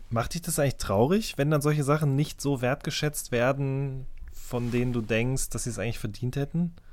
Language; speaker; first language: German; native; German